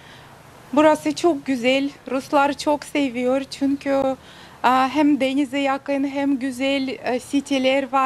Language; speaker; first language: Turkish; non-native, learner; Russian